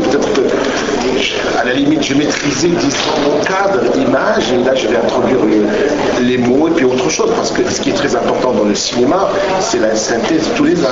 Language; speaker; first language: French; non-native, local second language; Arabic